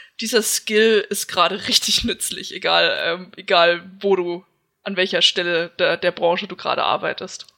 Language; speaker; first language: German; native; German